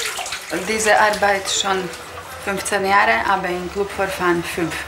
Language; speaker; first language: German; non-native, learner; Slovak